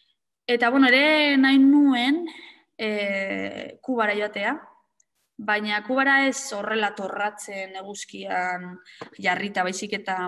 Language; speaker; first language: Basque; non-native, local second language; Spanish